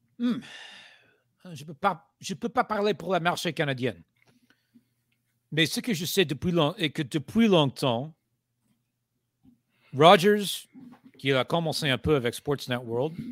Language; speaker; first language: French; non-native, fluent; English